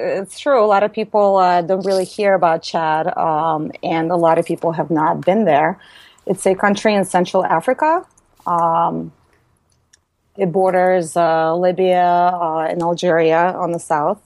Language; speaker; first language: English; native; English